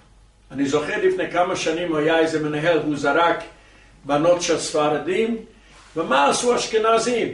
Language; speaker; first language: Hebrew; non-native, fluent; English